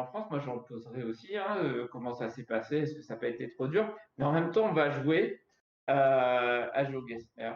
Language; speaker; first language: French; native; French